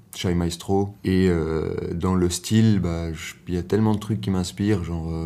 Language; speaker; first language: French; non-native, local second language; Arabic